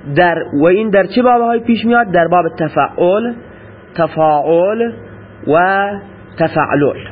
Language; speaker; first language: Persian; non-native, local second language; Baluchi